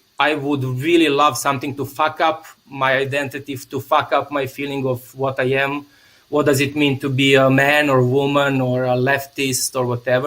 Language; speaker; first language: English; non-native, fluent; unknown